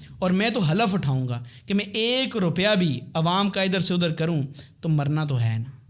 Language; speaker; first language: Urdu; non-native, local second language; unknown